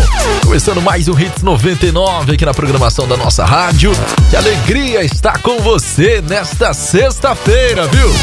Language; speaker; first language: Portuguese; native; Portuguese